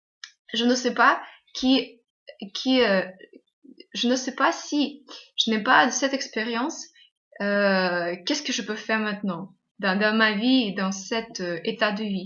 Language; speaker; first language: French; non-native, fluent; Russian